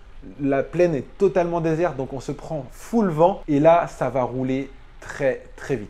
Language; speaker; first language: French; native; French